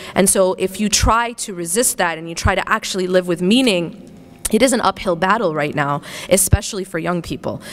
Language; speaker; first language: English; native; English